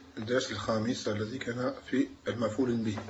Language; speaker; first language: Arabic; non-native, fluent; French